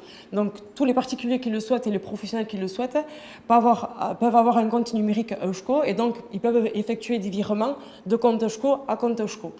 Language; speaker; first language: French; native; French